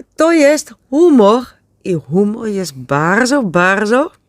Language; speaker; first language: Polish; non-native, learner; Dutch